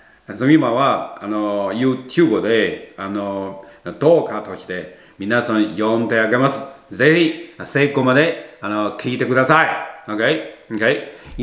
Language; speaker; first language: Japanese; non-native, fluent; Chinese